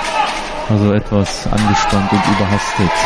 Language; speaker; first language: German; native; German